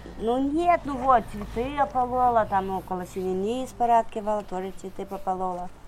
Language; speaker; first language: Russian; non-native, local second language; Polish